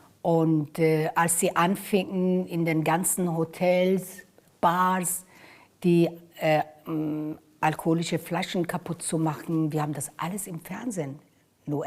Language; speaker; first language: German; non-native, fluent; Persian